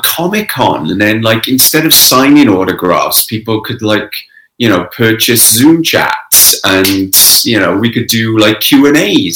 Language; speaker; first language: English; native; English